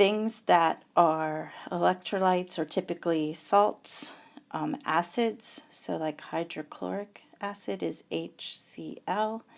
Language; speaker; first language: English; native; English